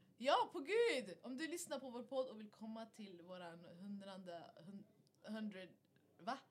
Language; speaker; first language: Swedish; early bilingual, other home language; Arabic